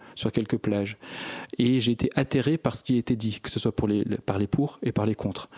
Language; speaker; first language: French; native; French